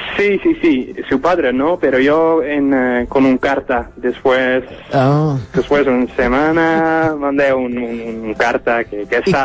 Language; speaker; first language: Spanish; non-native, learner; Dutch